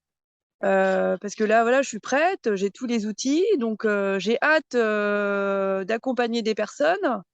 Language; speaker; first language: French; native; French